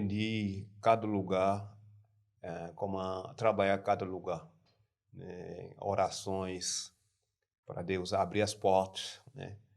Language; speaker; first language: Portuguese; non-native, learner; French